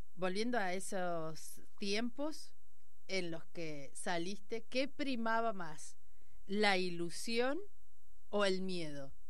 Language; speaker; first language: Spanish; native; Spanish